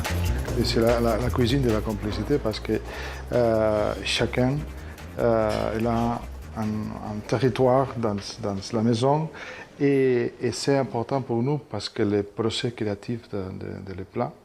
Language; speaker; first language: French; non-native, fluent; Catalan